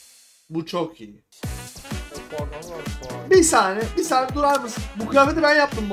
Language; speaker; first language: Turkish; native; Turkish